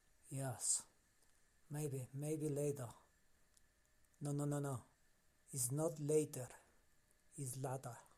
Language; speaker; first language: English; non-native, learner; Spanish